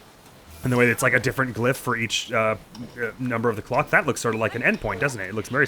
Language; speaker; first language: English; native; English